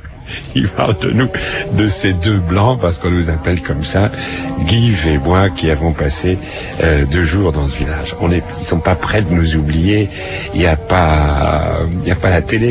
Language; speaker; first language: French; native; French